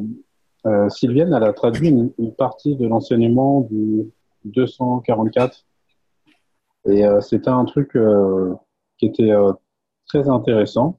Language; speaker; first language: French; native; French